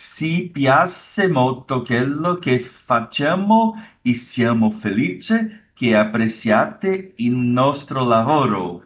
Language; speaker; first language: Italian; non-native, learner; Portuguese